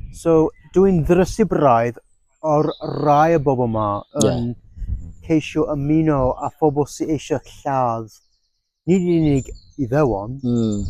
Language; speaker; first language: Welsh; non-native, fluent; English